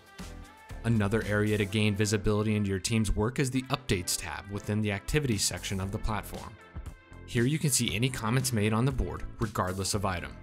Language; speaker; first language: English; native; English